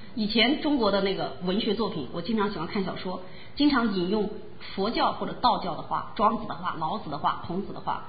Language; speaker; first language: Chinese; native; Chinese